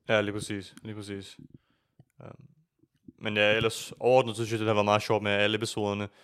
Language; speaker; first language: Danish; early bilingual, other home language; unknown